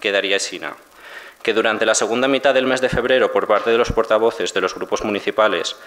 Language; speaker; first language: Spanish; non-native, local second language; Catalan